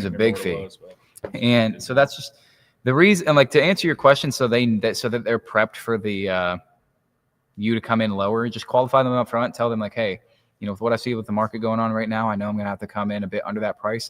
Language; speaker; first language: English; native; English